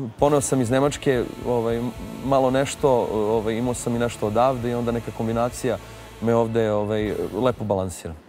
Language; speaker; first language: Serbian; early bilingual, heritage; Serbian